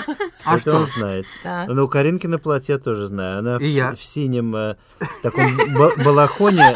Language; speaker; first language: Russian; native; Russian